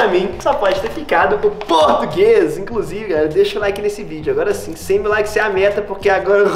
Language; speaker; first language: Portuguese; native; Portuguese